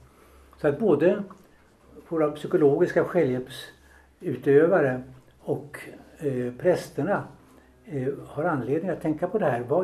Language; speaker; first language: Swedish; native; Swedish